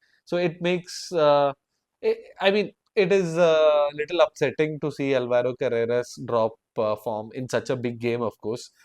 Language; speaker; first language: English; non-native, local second language; Malayalam